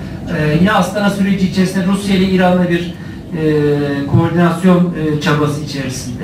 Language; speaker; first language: Turkish; native; Turkish